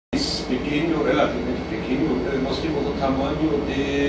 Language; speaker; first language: Portuguese; non-native, fluent; German